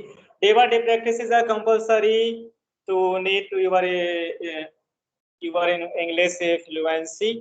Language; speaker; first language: English; non-native, learner; Hindi